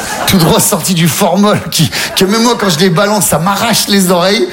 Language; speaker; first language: French; native; French